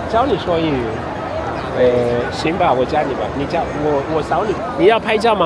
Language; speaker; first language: Chinese; non-native, fluent; English